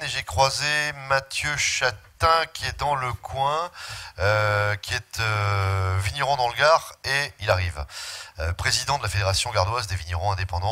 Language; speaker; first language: French; native; French